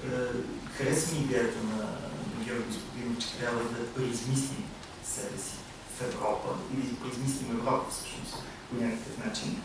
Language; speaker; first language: Bulgarian; native; Bulgarian